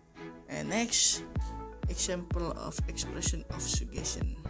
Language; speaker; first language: English; non-native, learner; Indonesian